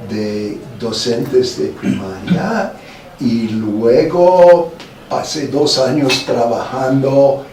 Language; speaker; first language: Spanish; non-native, fluent; English